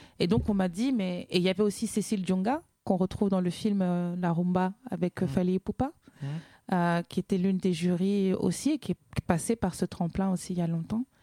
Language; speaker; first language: French; native; French